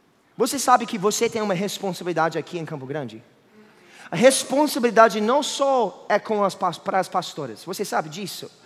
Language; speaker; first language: Portuguese; non-native, fluent; English